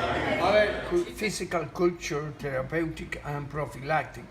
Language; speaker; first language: English; non-native, fluent; Spanish